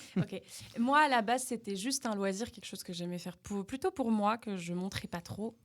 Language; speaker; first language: French; native; French